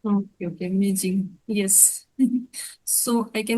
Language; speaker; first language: English; non-native, learner; Hindi